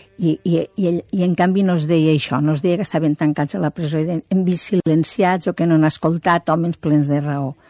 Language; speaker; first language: Catalan; native; Catalan